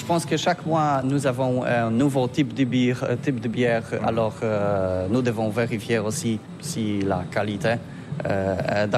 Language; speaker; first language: French; non-native, learner; Polish